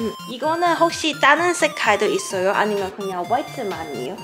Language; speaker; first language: Korean; non-native, learner; Cantonese